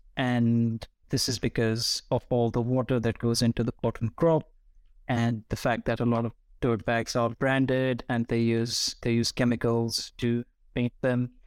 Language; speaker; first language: English; non-native, local second language; Hindi